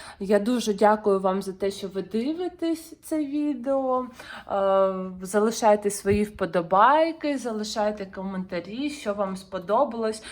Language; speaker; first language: Ukrainian; non-native, local second language; Russian